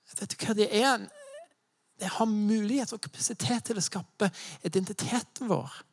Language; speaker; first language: Norwegian; non-native, fluent; English